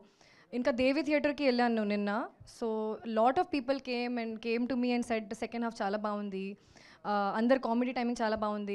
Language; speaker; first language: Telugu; non-native, fluent; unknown